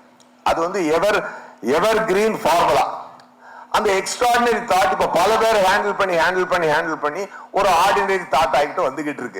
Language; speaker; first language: Tamil; native; Tamil